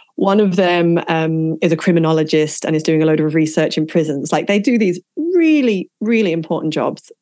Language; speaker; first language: English; native; English